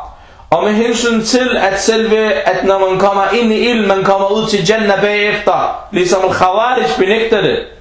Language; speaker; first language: Danish; early bilingual, other home language; Arabic